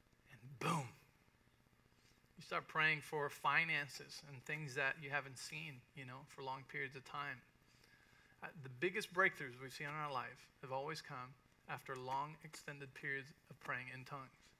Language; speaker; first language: English; native; English